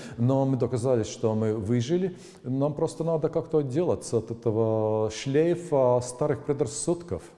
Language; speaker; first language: Russian; non-native, local second language; Latvian